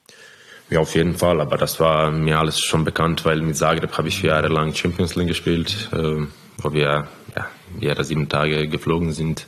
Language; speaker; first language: German; non-native, fluent; Croatian